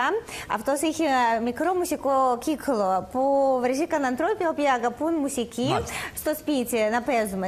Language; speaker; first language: Greek; non-native, learner; Russian